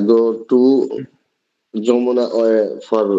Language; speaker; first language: English; non-native, learner; Bangla